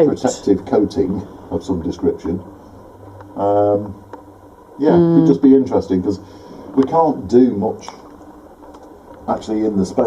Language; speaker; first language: English; native; English